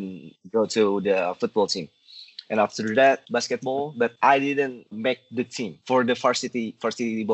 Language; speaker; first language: English; non-native, learner; Indonesian